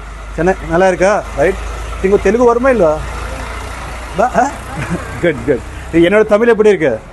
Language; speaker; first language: Tamil; non-native, learner; Urdu